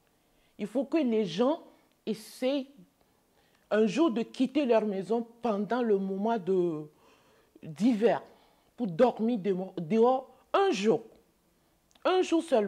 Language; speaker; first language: French; non-native, fluent; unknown